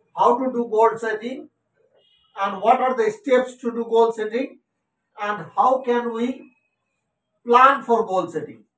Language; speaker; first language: English; non-native, local second language; Maithili